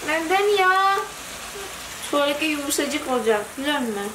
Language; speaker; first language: Turkish; non-native, learner; Indonesian